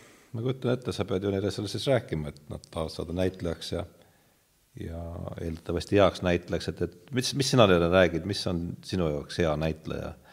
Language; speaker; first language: Estonian; native; Estonian